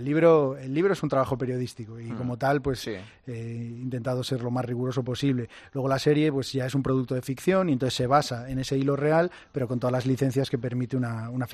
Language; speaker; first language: Spanish; native; Spanish